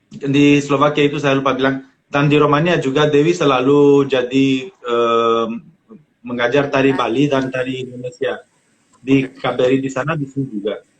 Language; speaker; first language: Indonesian; non-native, fluent; Romanian